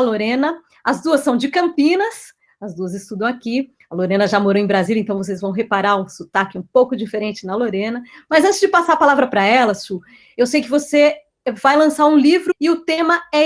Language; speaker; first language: Portuguese; native; Portuguese